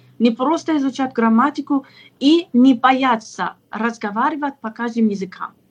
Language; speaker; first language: Russian; non-native, fluent; Persian